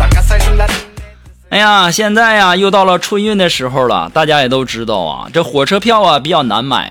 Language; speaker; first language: Chinese; native; Chinese